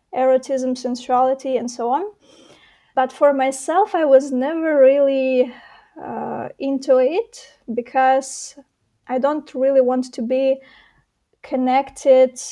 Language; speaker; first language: English; non-native, fluent; Russian